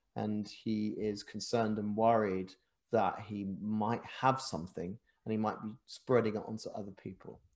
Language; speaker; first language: English; native; English